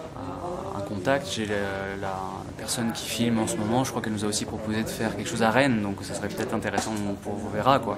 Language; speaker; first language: French; native; French